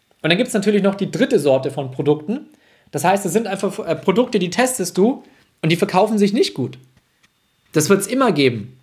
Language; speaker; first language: German; native; German